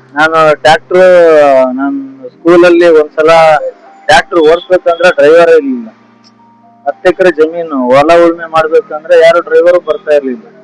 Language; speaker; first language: Kannada; native; Kannada